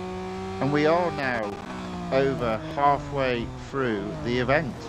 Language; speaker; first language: English; native; English